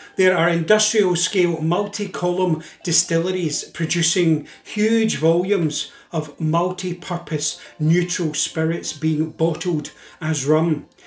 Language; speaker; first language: English; native; English